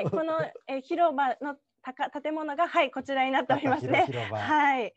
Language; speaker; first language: Japanese; native; Japanese